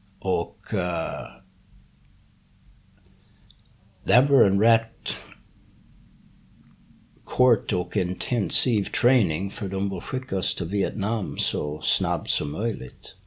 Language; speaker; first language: Swedish; early bilingual, heritage; English